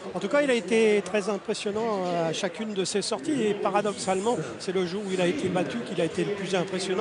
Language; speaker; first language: French; native; French